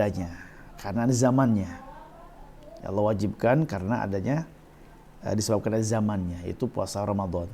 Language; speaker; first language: Indonesian; native; Indonesian